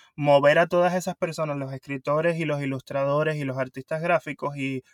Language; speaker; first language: Spanish; native; Spanish